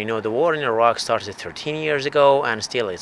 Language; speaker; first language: English; non-native, fluent; Arabic